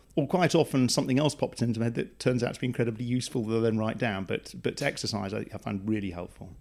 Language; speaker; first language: English; native; English